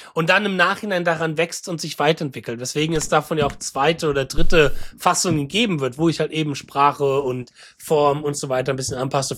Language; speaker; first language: German; native; German